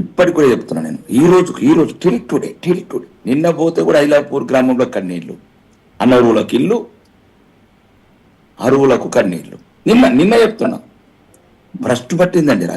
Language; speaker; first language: Telugu; native; Telugu